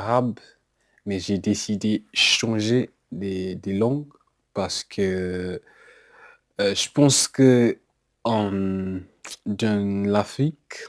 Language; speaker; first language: French; non-native, learner; English